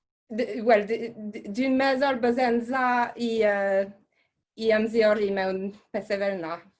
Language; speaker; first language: Welsh; non-native, fluent; French